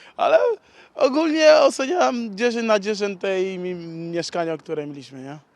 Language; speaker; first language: Polish; non-native, learner; Portuguese